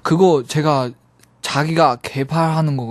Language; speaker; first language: Korean; non-native, learner; Chinese